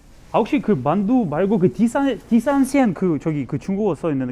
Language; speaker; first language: Korean; non-native, fluent; Russian